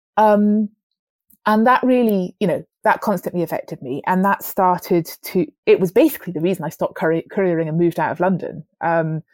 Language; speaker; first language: English; native; English